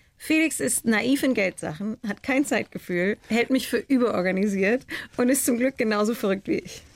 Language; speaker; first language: German; native; German